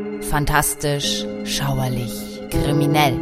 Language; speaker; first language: German; native; German